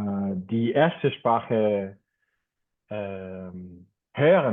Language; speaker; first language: German; non-native, fluent; Spanish